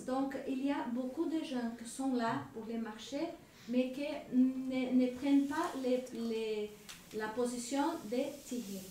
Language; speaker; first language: French; non-native, learner; Spanish